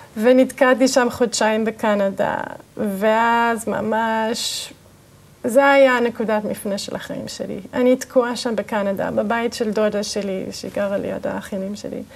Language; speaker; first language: Hebrew; early bilingual, other home language; English